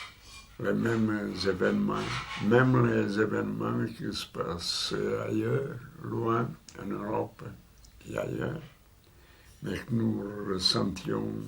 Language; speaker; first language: French; non-native, fluent; Portuguese